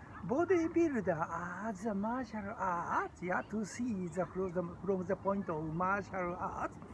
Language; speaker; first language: English; non-native, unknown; Japanese